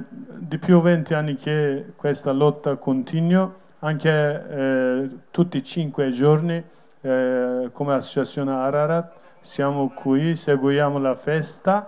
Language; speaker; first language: Italian; non-native, learner; Kurdish